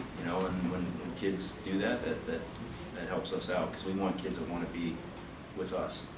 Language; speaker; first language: English; native; English